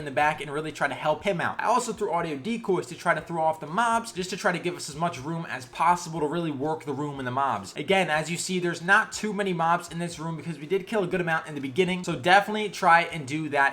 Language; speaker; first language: English; native; English